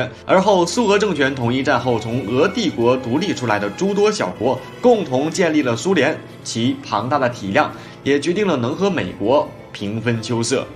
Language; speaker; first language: Chinese; native; Chinese